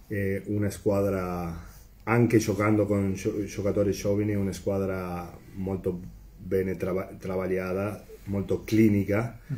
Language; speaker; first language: Italian; non-native, fluent; Spanish